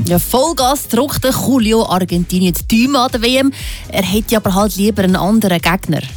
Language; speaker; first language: German; native; German